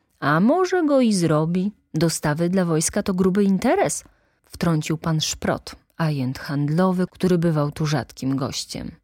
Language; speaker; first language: Polish; native; Polish